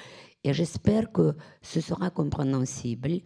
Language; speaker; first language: French; non-native, fluent; Russian